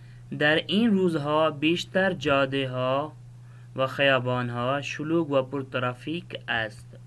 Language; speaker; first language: Persian; non-native, fluent; Urdu